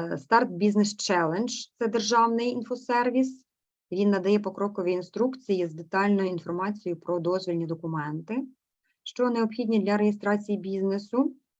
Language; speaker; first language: Ukrainian; native; Ukrainian